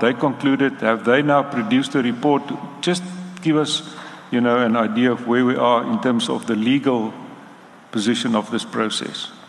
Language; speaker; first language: English; non-native, local second language; Afrikaans